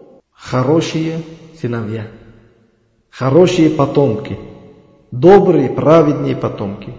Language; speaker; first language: Russian; non-native, learner; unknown